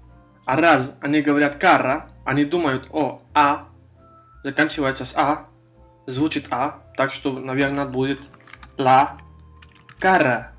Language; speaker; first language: Russian; non-native, fluent; Spanish